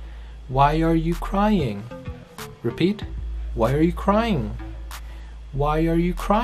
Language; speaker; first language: English; non-native, fluent; Portuguese